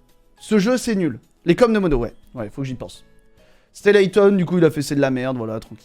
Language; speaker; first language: French; native; French